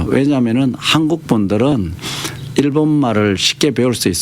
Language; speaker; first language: Korean; native; Korean